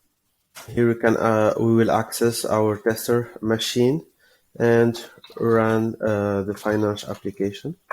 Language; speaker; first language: English; non-native, fluent; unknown